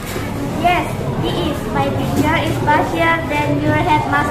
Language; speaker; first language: English; non-native, learner; Indonesian